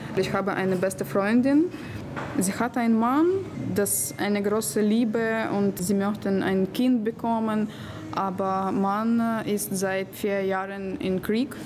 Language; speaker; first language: German; non-native, learner; Ukrainian